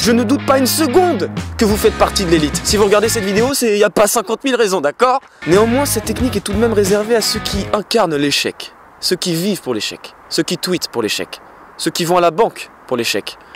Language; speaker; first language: French; native; French